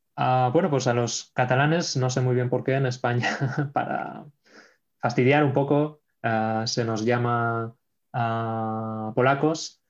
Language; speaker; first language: Spanish; non-native, local second language; Catalan